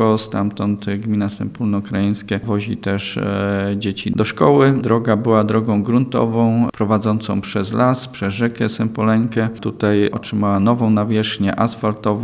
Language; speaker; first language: Polish; native; Polish